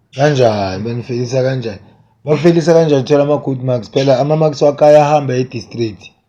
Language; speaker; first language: Zulu; native; Zulu